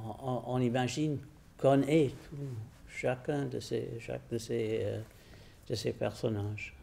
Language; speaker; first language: French; non-native, fluent; English